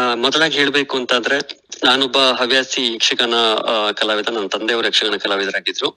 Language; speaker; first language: Kannada; native; Kannada